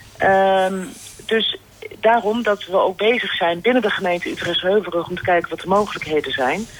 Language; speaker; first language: Dutch; native; Dutch